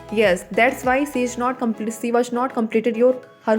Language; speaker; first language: English; non-native, local second language; Hindi